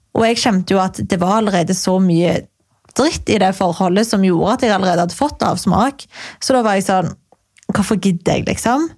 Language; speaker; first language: Norwegian; native; Norwegian